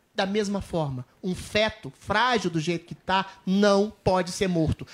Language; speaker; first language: Portuguese; native; Portuguese